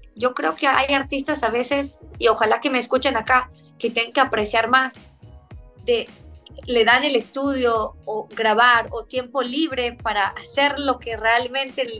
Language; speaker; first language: Spanish; non-native, fluent; Hebrew